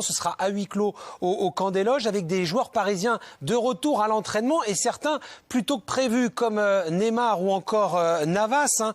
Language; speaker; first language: French; native; French